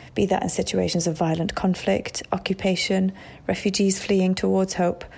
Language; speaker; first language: English; native; English